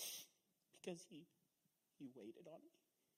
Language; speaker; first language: English; native; English